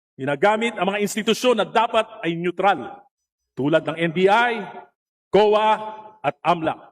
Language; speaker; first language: Filipino; native; Filipino